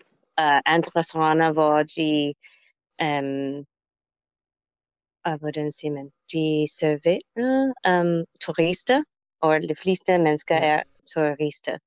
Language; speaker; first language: Danish; non-native, learner; English